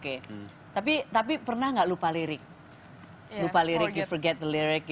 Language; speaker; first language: Indonesian; native; Indonesian